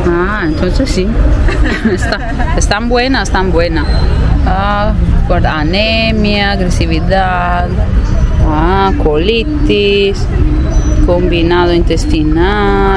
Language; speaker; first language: Spanish; non-native, fluent; Italian